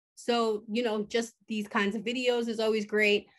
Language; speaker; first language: English; early bilingual, other home language; Spanish